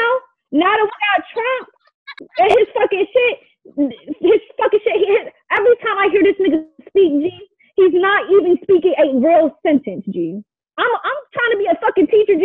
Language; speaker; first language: English; native; English